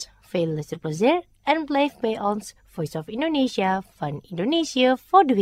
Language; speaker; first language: Dutch; non-native, fluent; Indonesian